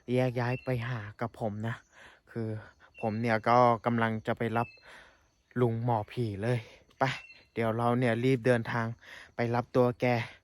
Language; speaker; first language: Thai; non-native, local second language; S'gaw Karen